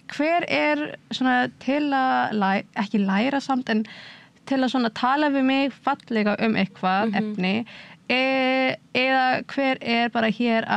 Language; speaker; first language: Icelandic; non-native, learner; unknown